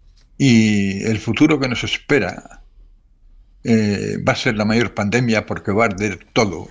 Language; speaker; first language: Spanish; native; Spanish